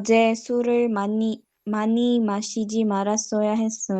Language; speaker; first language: Korean; non-native, learner; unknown